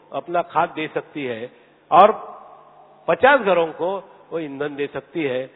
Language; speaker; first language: Hindi; non-native, local second language; Marathi